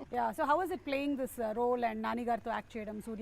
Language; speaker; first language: Telugu; native; Telugu